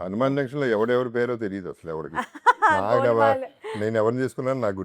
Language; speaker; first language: Telugu; native; Telugu